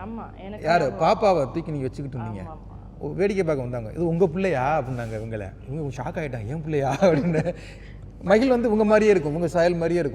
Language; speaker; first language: Tamil; native; Tamil